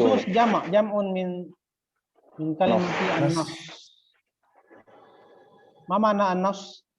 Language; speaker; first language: Arabic; non-native, fluent; Indonesian